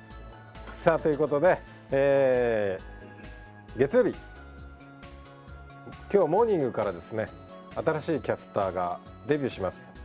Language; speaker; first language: Japanese; native; Japanese